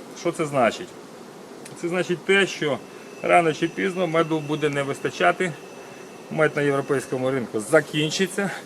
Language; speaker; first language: Ukrainian; non-native, local second language; Russian